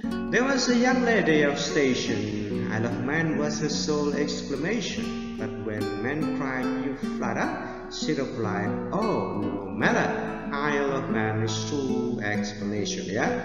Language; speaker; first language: English; non-native, fluent; Indonesian